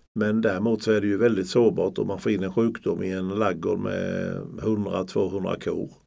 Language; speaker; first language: Swedish; native; Swedish